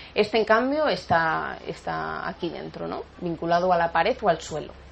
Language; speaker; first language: Spanish; native; Spanish